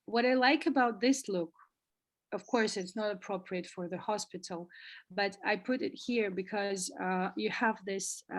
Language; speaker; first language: English; non-native, fluent; Georgian